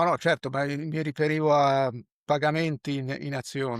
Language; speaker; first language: Italian; native; Italian